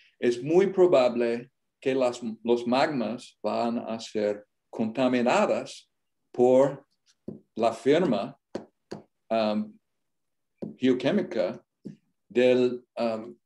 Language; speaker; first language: Spanish; non-native, learner; English